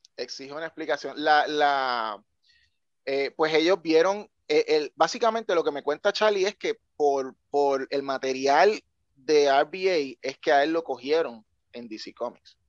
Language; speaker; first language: Spanish; native; Spanish